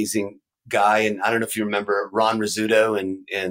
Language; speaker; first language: English; native; English